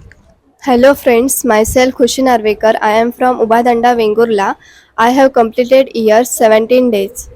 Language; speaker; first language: English; non-native, learner; Marathi